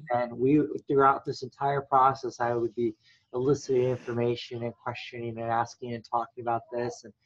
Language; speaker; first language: English; native; English